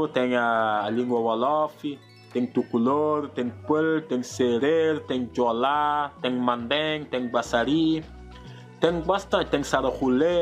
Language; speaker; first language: Portuguese; non-native, fluent; Wolof